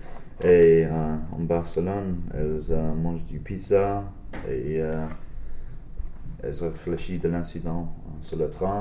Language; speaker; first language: French; non-native, learner; English